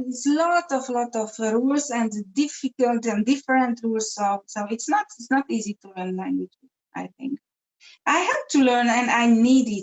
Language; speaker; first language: English; non-native, learner; Hungarian